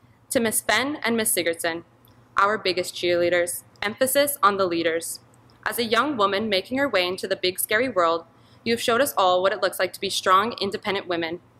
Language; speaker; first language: English; native; English